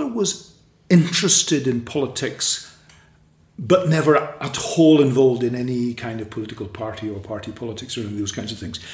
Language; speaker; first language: English; native; English